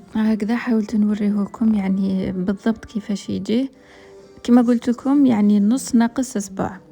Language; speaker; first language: Arabic; native; Arabic